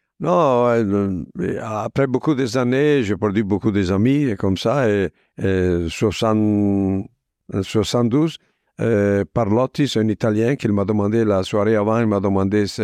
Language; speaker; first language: French; non-native, fluent; Italian